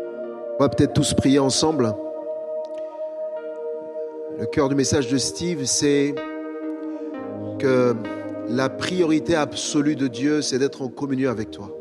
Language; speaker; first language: French; native; French